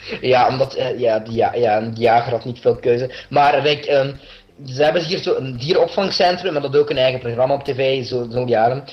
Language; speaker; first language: Dutch; native; Dutch